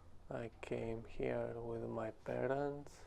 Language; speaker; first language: English; non-native, learner; Romanian